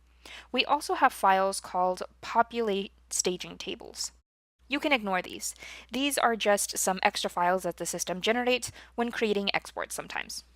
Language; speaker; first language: English; native; English